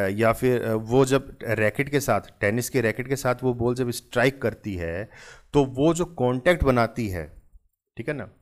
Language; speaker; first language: Hindi; native; Hindi